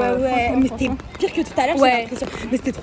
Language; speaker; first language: French; native; French